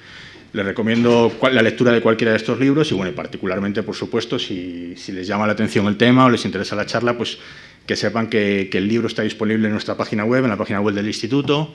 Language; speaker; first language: Spanish; native; Spanish